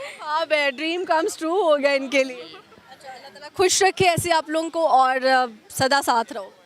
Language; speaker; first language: Urdu; native; Urdu